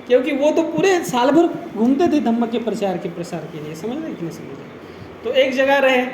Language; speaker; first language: Hindi; non-native, local second language; Marathi